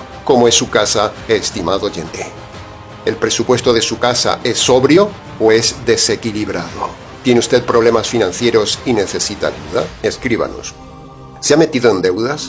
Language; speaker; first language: Spanish; native; Spanish